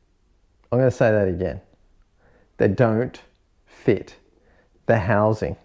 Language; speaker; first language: English; native; English